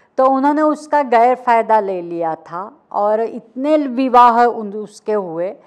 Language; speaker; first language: Hindi; non-native, local second language; Marathi